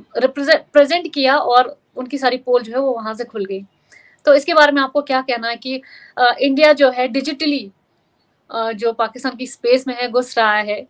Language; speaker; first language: Hindi; non-native, local second language; Kashmiri